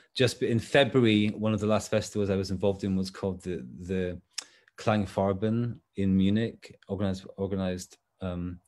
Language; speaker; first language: English; native; English